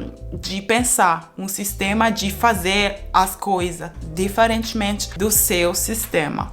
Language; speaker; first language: Portuguese; non-native, fluent; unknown